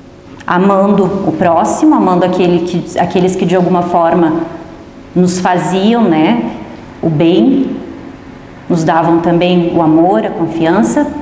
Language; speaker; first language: Portuguese; native; Portuguese